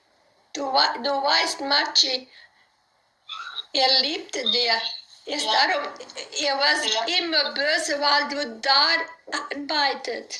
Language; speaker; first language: German; non-native, learner; Dutch